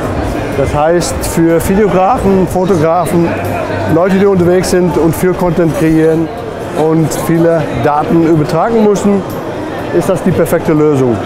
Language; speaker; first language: German; non-native, fluent; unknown